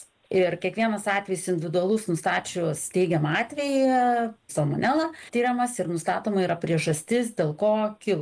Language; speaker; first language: Lithuanian; native; Lithuanian